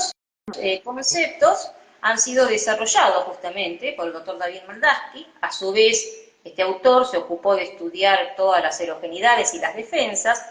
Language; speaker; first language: Spanish; native; Spanish